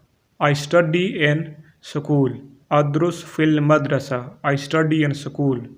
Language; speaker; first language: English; non-native, local second language; Urdu